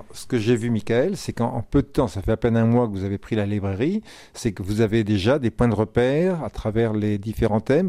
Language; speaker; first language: French; native; French